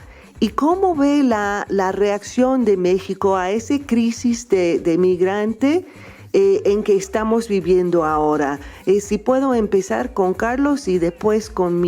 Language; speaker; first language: Spanish; non-native, fluent; English